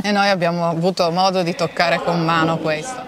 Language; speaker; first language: Italian; native; Italian